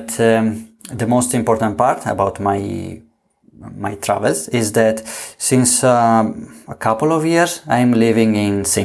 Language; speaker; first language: English; non-native, fluent; Italian